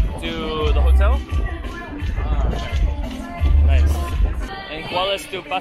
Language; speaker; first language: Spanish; non-native, learner; English